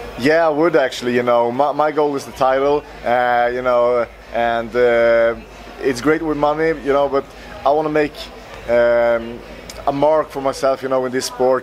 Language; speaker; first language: English; non-native, fluent; Swedish